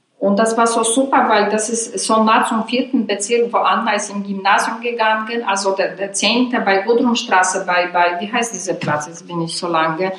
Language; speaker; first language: German; non-native, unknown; Polish